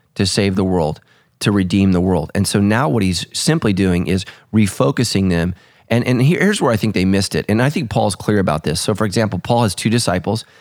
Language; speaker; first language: English; early bilingual, other home language; Italian